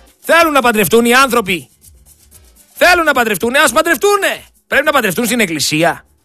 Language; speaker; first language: Greek; native; Greek